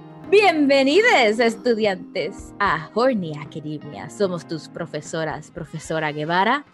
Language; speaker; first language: Spanish; early bilingual, heritage; Spanish